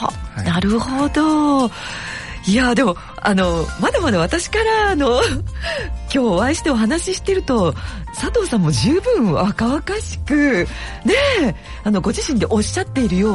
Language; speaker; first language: Japanese; native; Japanese